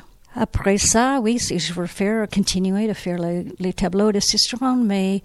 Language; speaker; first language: French; non-native, learner; English